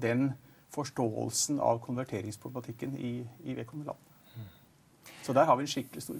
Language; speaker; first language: Norwegian; native; Norwegian